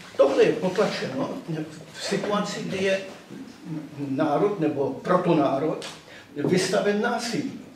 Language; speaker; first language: Czech; native; Czech